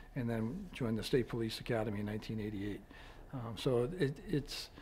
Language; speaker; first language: English; native; English